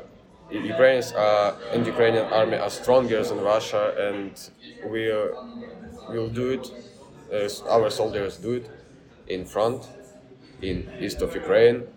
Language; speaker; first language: English; non-native, learner; Ukrainian